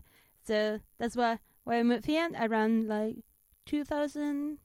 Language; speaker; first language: English; non-native, fluent; Spanish